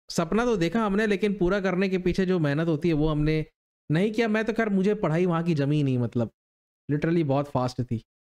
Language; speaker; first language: Hindi; native; Hindi